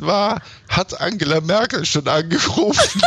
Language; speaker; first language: German; native; German